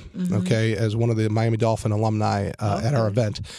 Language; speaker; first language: English; native; English